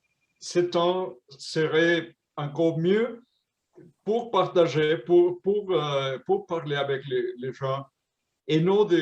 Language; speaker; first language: French; non-native, fluent; Spanish